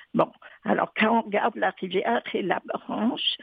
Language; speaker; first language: French; native; French